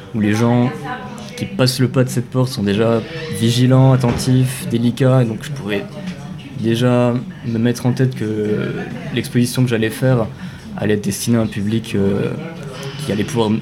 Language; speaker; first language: French; native; French